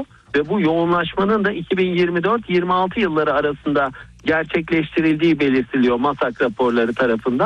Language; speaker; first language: Turkish; native; Turkish